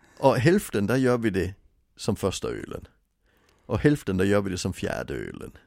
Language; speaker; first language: Swedish; native; Swedish